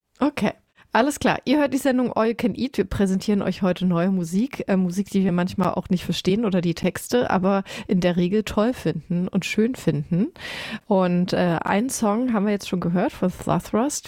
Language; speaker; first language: German; native; German